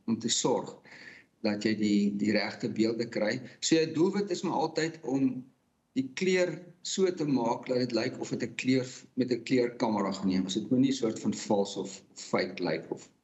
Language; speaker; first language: Afrikaans; native; Afrikaans